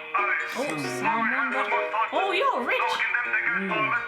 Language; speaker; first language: English; native; English